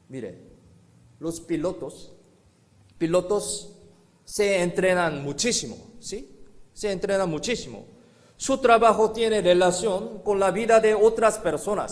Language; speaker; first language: Spanish; non-native, learner; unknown